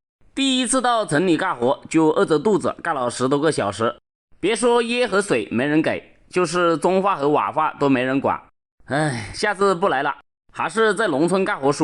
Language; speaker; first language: Chinese; native; Chinese